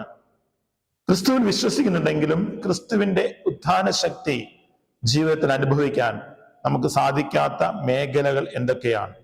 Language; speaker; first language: Malayalam; native; Malayalam